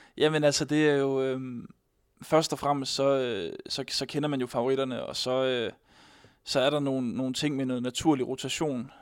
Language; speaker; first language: Danish; native; Danish